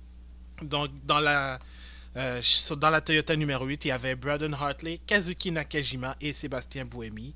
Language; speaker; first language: French; native; French